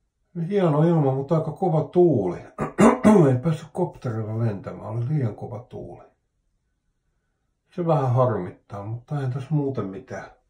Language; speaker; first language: Finnish; native; Finnish